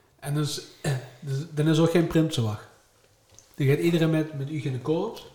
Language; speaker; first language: Dutch; native; Dutch